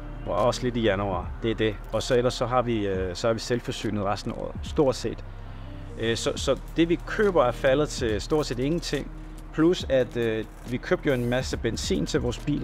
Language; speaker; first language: Danish; non-native, fluent; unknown